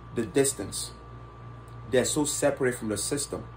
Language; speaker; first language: English; non-native, local second language; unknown